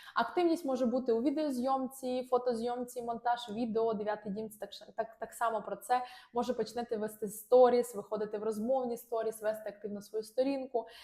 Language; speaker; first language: Ukrainian; non-native, local second language; Russian